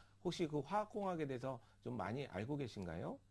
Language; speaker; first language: Korean; native; Korean